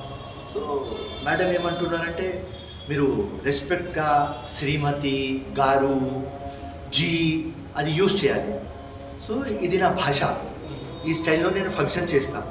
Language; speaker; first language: Telugu; non-native, local second language; Urdu